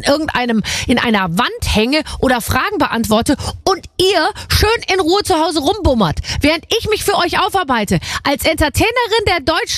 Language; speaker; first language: German; native; German